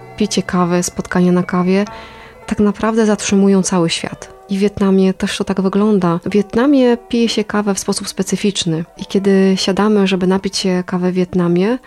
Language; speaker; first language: Polish; native; Polish